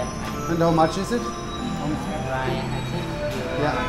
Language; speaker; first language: English; non-native, learner; German